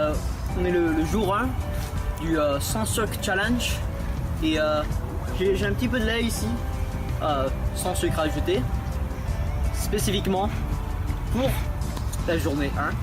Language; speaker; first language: French; non-native, learner; English